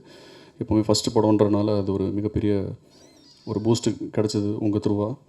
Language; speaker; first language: Tamil; native; Tamil